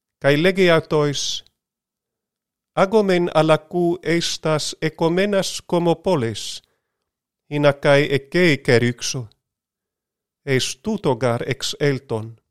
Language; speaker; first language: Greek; non-native, learner; English